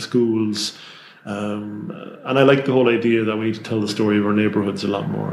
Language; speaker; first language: English; native; English